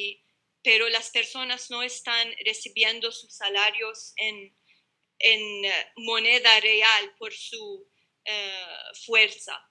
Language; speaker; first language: Spanish; non-native, learner; Arabic